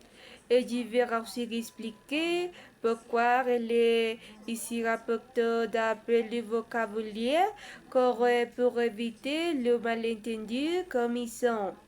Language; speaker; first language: French; non-native, learner; Spanish